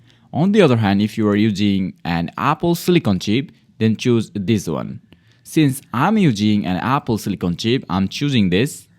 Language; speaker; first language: English; non-native, fluent; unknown